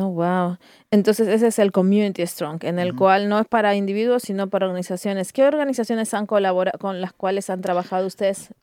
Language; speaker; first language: Spanish; native; Spanish